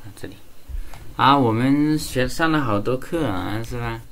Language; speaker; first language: Chinese; native; Chinese